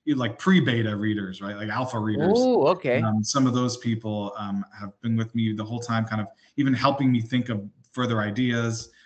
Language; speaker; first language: English; native; English